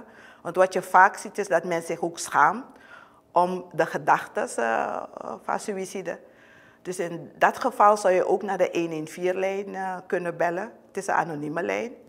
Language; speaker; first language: Dutch; native; Dutch